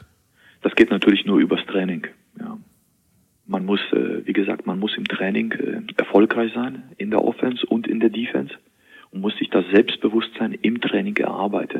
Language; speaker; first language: German; native; German